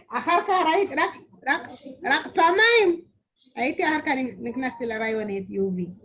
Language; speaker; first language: Hebrew; non-native, learner; Amharic